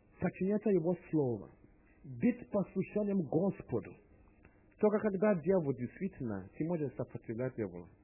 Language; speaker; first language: Russian; non-native, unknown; English